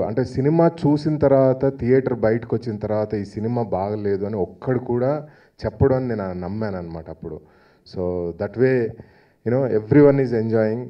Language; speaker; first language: Telugu; native; Telugu